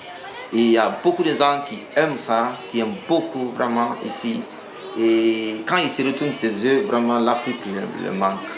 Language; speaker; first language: French; non-native, local second language; Mandingo